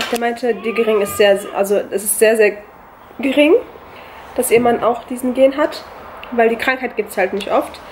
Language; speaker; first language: German; early bilingual, other home language; Turkish